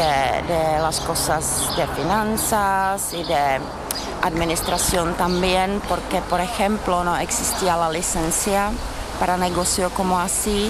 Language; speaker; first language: Spanish; non-native, learner; Czech